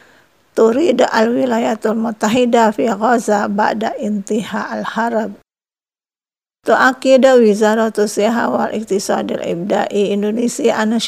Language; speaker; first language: Arabic; non-native, learner; Indonesian